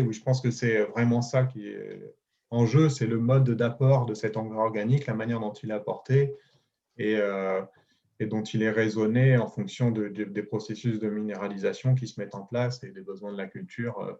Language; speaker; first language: French; native; French